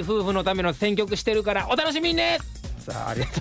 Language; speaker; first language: Japanese; native; Japanese